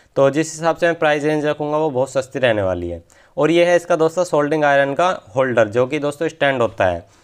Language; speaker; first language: Hindi; native; Hindi